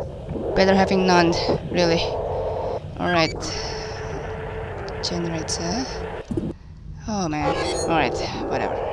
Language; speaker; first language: English; non-native, fluent; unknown